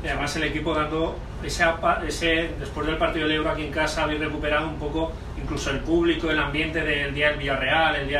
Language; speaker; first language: Spanish; native; Spanish